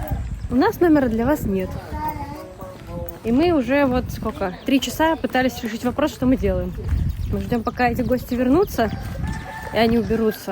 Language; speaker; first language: Russian; native; Russian